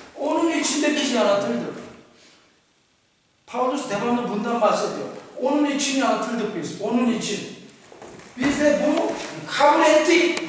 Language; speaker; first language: Turkish; non-native, fluent; Korean